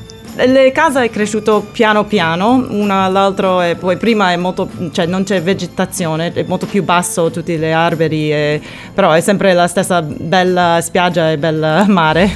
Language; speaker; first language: Italian; non-native, learner; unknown